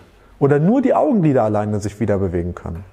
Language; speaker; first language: German; native; German